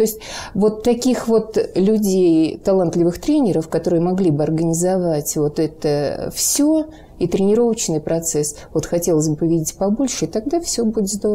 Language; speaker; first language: Russian; native; Russian